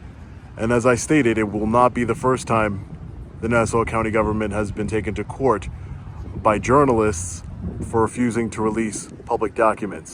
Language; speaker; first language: English; native; English